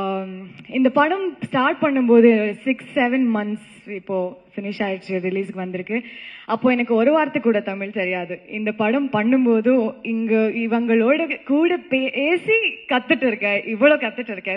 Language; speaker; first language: Tamil; non-native, learner; Kannada